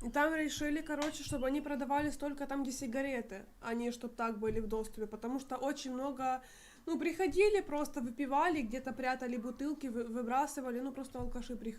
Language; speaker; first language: Russian; native; Russian